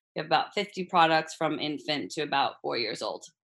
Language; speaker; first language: English; native; English